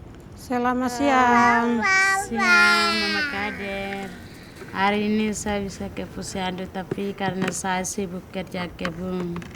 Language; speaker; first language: Indonesian; non-native, local second language; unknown